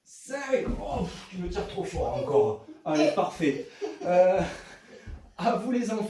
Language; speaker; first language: French; native; French